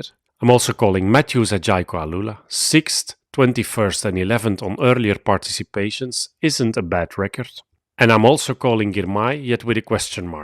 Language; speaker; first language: English; non-native, fluent; Dutch